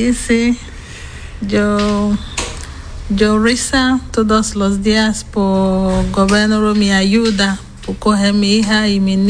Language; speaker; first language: Spanish; non-native, learner; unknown